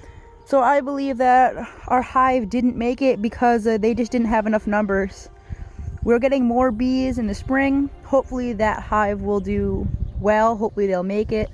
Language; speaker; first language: English; native; English